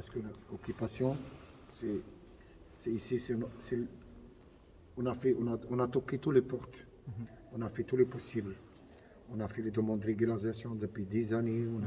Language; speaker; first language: French; non-native, fluent; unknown